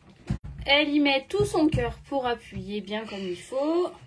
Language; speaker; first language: French; native; French